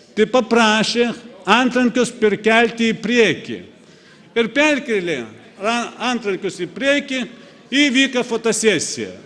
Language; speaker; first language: Lithuanian; non-native, fluent; Russian